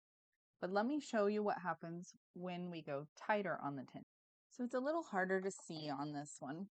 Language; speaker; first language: English; native; English